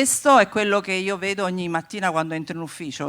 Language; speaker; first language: Italian; native; Italian